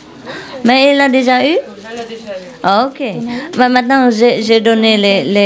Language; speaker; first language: French; non-native, learner; Vietnamese